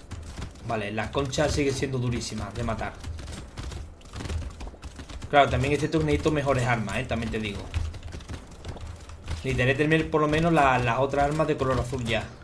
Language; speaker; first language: Spanish; native; Spanish